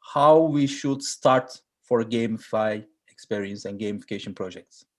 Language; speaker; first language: English; non-native, learner; Turkish